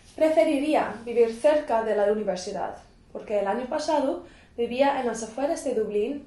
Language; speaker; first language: Spanish; non-native, fluent; English